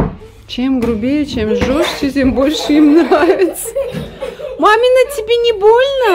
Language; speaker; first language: Russian; native; Russian